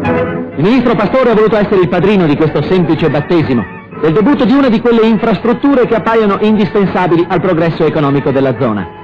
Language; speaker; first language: Italian; native; Italian